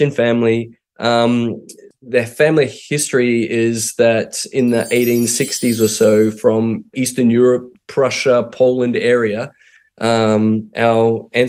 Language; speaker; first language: English; native; English